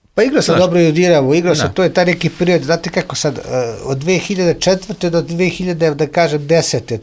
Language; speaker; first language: Serbian; native; Serbian